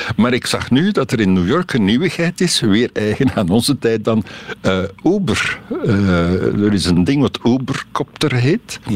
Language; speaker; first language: Dutch; native; Dutch